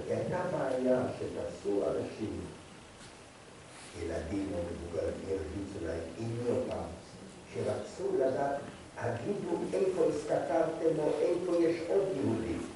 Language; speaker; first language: Hebrew; non-native, fluent; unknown